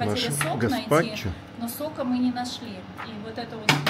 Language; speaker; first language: Russian; native; Russian